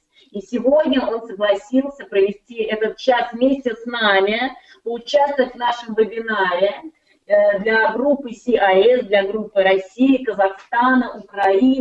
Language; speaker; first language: Russian; native; Russian